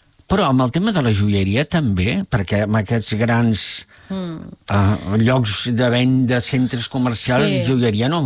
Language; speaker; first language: Catalan; native; Catalan